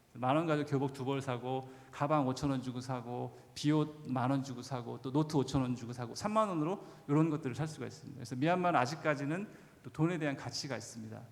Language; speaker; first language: Korean; native; Korean